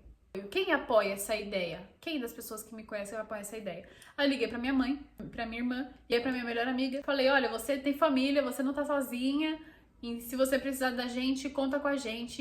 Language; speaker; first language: Portuguese; native; Portuguese